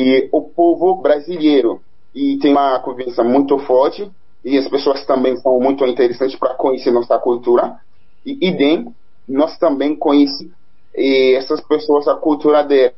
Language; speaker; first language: Portuguese; non-native, fluent; Haitian Creole